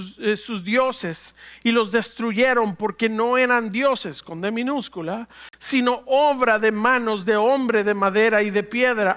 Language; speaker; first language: Spanish; native; Spanish